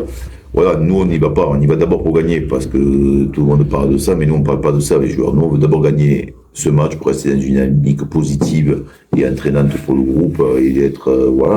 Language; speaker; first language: French; native; French